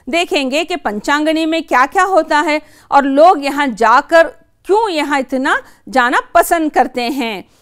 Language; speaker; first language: Urdu; native; Urdu